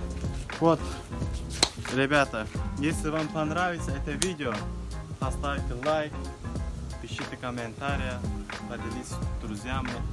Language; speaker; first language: Russian; non-native, learner; Turkmen